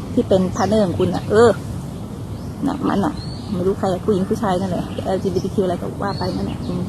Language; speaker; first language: Thai; non-native, local second language; Northern Khmer